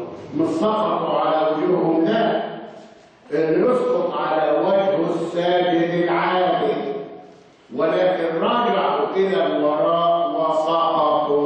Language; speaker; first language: Arabic; native; Arabic